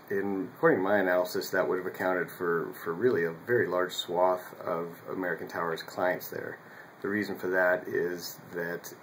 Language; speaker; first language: English; native; English